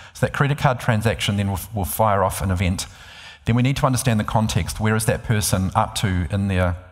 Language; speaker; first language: English; native; English